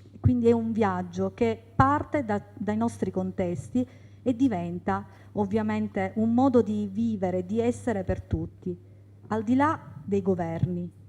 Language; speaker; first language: Italian; native; Italian